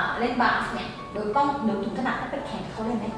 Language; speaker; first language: Thai; native; Thai